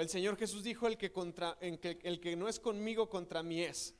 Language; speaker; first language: Spanish; native; Spanish